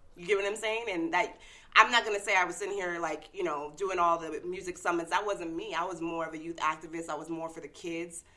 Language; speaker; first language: English; native; English